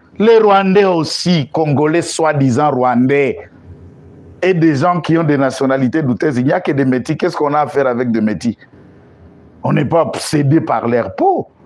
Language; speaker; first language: French; non-native, local second language; Lingala